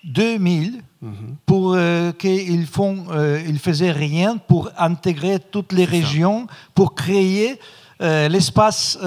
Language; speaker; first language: French; non-native, fluent; Russian